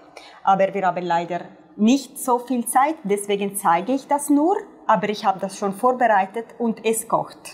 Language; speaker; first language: German; non-native, fluent; Italian